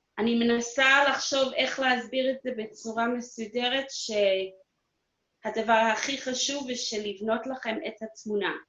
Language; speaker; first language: Hebrew; non-native, fluent; English